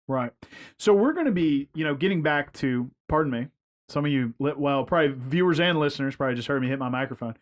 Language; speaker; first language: English; native; English